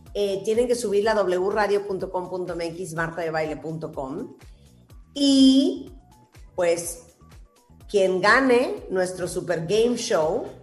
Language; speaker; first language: Spanish; native; Spanish